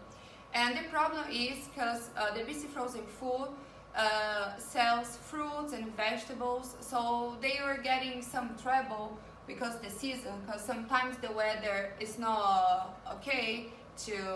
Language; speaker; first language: English; non-native, learner; Portuguese